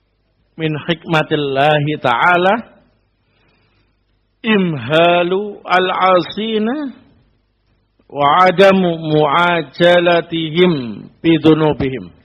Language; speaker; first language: Arabic; non-native, fluent; Indonesian